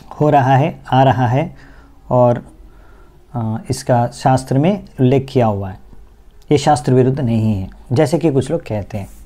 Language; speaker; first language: Hindi; non-native, local second language; Bangla